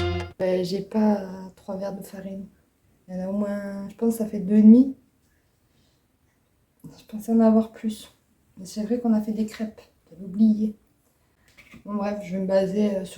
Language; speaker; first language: French; native; French